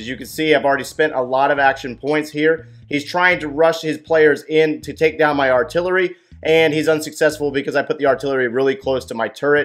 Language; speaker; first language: English; native; English